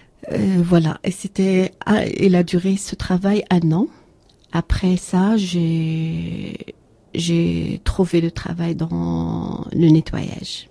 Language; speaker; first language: French; non-native, learner; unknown